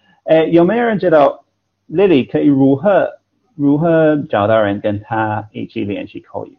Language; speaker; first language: Chinese; non-native, fluent; English